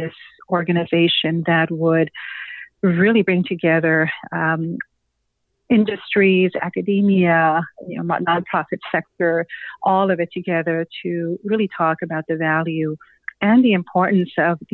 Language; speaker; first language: English; non-native, fluent; Spanish